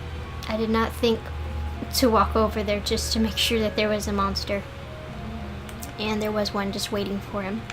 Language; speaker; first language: English; native; English